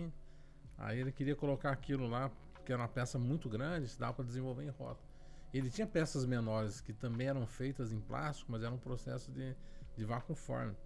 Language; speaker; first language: Portuguese; native; Portuguese